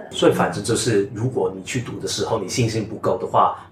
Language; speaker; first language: Chinese; non-native, local second language; Cantonese